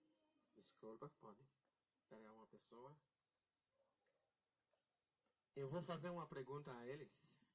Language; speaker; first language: Portuguese; non-native, learner; Haitian Creole